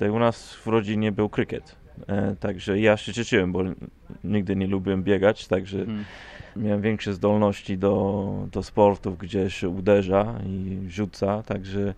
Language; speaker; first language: Polish; non-native, fluent; English